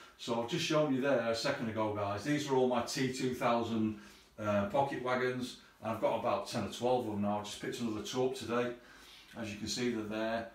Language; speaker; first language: English; native; English